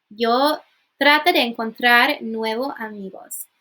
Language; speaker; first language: Spanish; non-native, learner; English